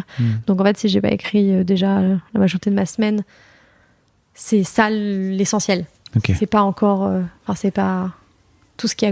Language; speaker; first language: French; native; French